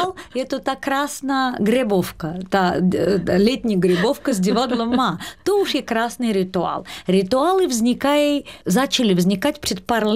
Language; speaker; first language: Czech; non-native, fluent; Russian